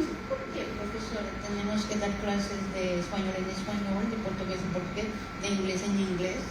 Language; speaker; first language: Spanish; non-native, fluent; Portuguese